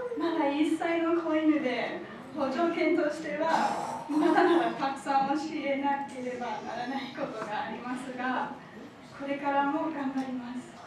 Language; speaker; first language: Japanese; non-native, fluent; English